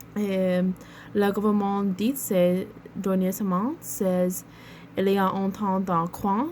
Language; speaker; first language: French; non-native, learner; English